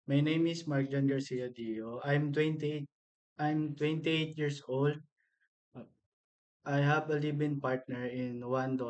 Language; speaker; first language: English; non-native, learner; Filipino